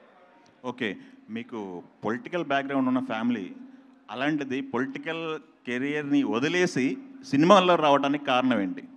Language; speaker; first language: Telugu; native; Telugu